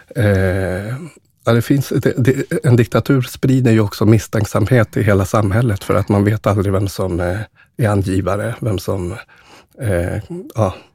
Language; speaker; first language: Swedish; early bilingual, other home language; Spanish